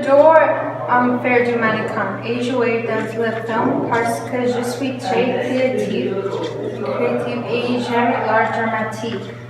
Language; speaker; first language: French; non-native, learner; English